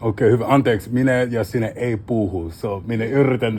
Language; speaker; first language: Finnish; non-native, learner; English